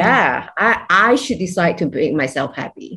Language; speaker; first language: English; non-native, local second language; Chinese